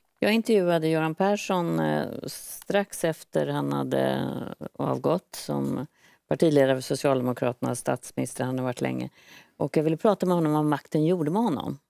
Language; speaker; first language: Swedish; native; Swedish